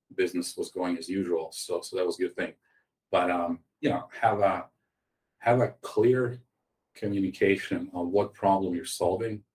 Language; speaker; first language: English; non-native, fluent; Croatian